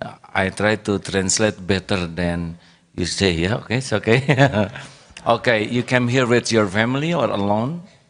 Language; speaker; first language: English; non-native, learner; Indonesian